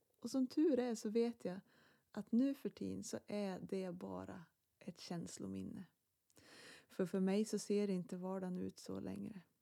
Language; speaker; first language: Swedish; native; Swedish